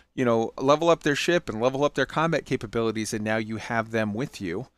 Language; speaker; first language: English; native; English